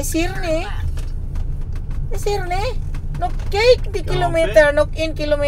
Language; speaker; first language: Dutch; non-native, learner; Filipino